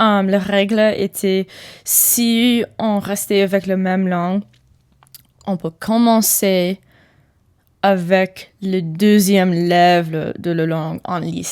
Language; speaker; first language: French; non-native, learner; English